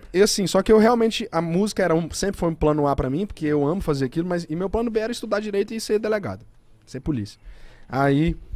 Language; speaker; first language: Portuguese; native; Portuguese